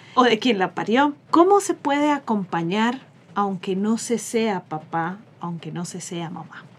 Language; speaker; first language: Spanish; native; Spanish